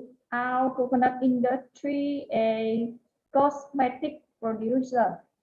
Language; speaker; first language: English; non-native, learner; Vietnamese